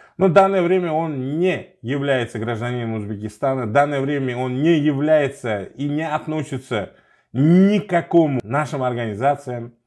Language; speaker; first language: Russian; non-native, local second language; Uzbek